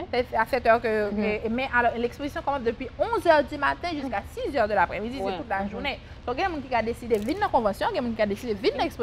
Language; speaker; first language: French; non-native, local second language; Haitian Creole